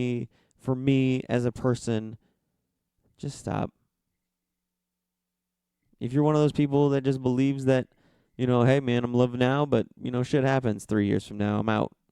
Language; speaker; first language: English; native; English